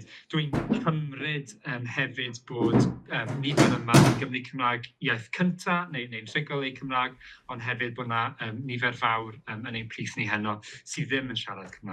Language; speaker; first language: Welsh; native; Welsh